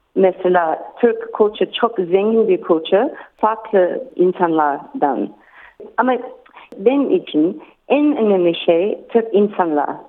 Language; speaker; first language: Turkish; non-native, learner; English